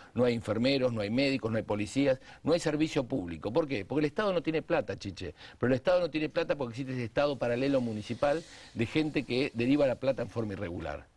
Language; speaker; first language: Spanish; native; Spanish